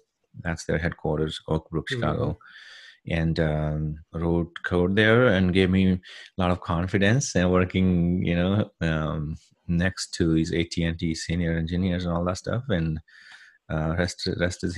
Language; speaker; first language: English; non-native, local second language; Punjabi